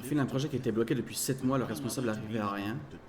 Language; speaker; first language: French; native; French